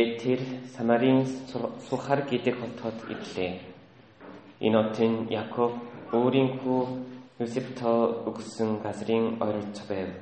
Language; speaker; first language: Mongolian; native; Mongolian